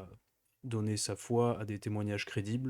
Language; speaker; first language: French; native; French